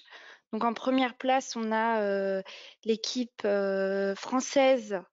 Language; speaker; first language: French; native; French